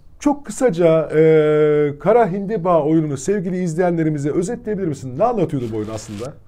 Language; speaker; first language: Turkish; native; Turkish